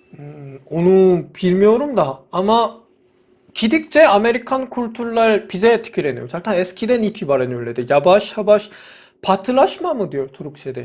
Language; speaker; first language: Turkish; non-native, fluent; Korean